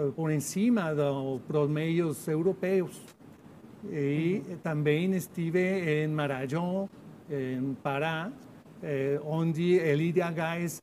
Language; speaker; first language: Portuguese; non-native, learner; Spanish